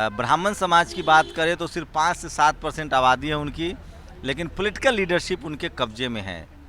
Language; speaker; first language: Hindi; native; Hindi